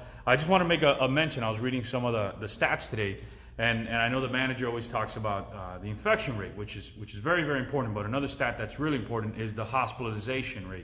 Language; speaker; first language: English; early bilingual, other home language; Spanish